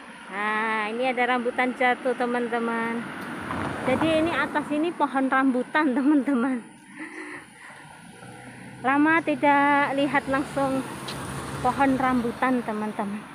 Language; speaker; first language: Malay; non-native, local second language; Javanese